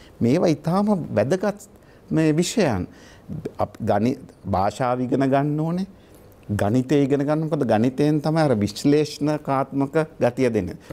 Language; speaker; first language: Sinhala; native; Sinhala